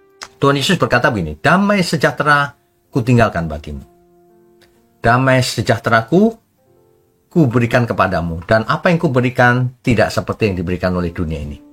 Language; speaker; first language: Indonesian; native; Indonesian